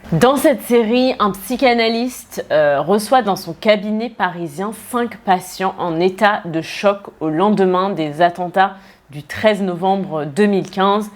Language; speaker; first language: French; native; French